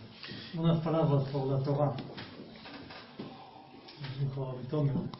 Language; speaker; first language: Spanish; non-native, learner; Hebrew